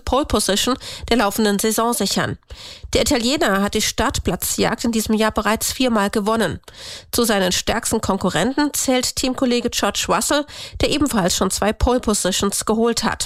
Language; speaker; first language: German; native; German